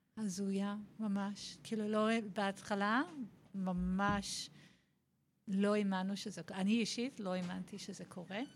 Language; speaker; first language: Hebrew; non-native, fluent; English